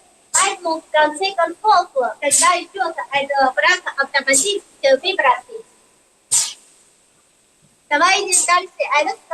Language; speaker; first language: Russian; non-native, learner; Chinese